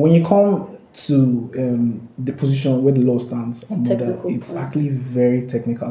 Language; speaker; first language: English; non-native, local second language; Ibibio